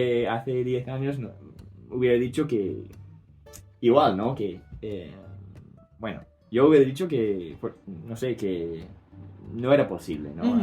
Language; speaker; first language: Spanish; non-native, fluent; English